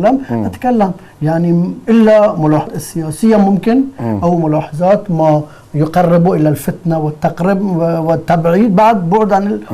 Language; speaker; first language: Arabic; non-native, fluent; Persian